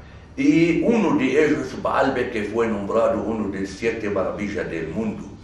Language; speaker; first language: Spanish; non-native, fluent; Arabic